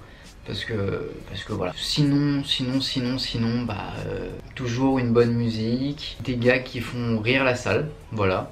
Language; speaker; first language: French; native; French